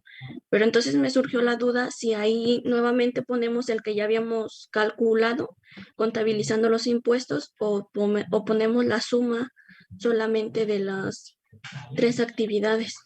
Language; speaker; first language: Spanish; native; Spanish